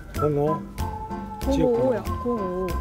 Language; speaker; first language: Korean; native; Korean